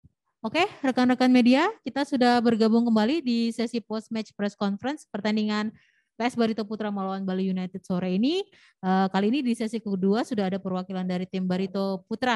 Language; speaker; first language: Indonesian; native; Indonesian